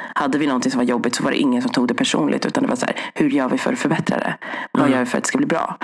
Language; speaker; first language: Swedish; early bilingual, other home language; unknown